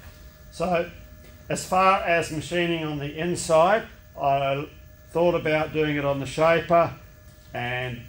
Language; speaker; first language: English; native; English